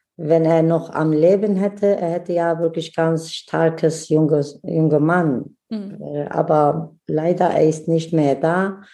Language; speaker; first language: German; non-native, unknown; Kurdish